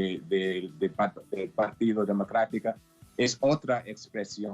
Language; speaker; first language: Spanish; non-native, fluent; English